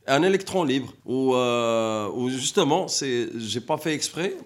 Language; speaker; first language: French; non-native, local second language; Arabic